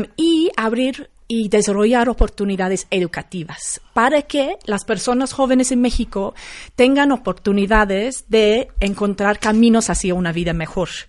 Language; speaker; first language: Spanish; non-native, fluent; English